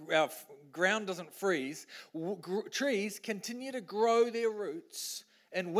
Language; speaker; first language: English; native; English